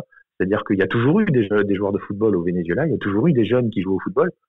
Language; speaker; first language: French; native; French